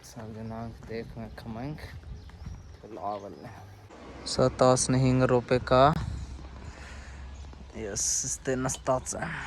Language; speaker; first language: Armenian; non-native, learner; Hindi